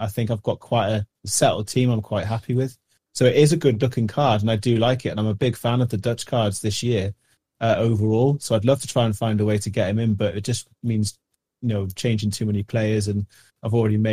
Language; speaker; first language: English; native; English